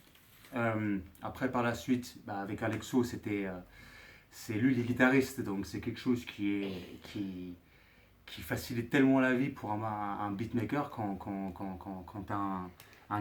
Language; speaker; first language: French; native; French